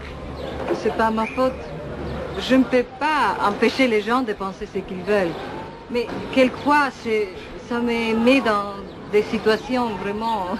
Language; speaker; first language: French; non-native, fluent; Italian